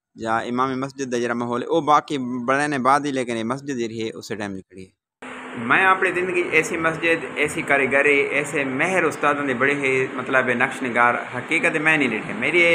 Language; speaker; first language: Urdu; non-native, local second language; Saraiki